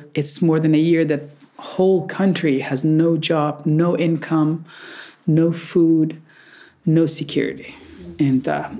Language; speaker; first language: English; non-native, fluent; Persian